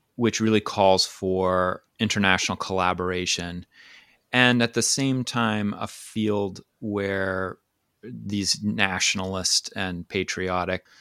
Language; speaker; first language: English; native; English